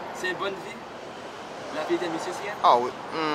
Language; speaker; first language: French; non-native, fluent; English